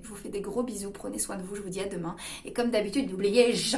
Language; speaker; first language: French; native; French